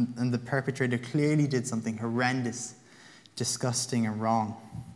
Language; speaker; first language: English; native; English